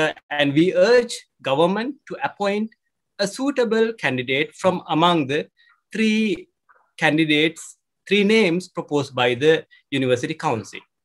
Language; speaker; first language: English; non-native, local second language; Sinhala